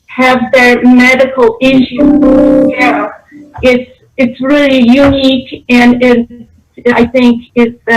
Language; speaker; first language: English; non-native, fluent; Polish